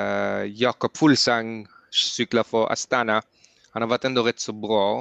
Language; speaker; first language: Swedish; early bilingual, heritage; Swedish